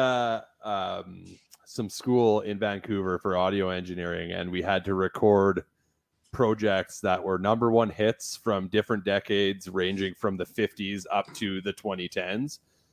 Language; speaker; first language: English; native; English